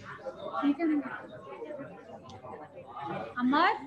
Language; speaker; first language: English; non-native, fluent; Arabic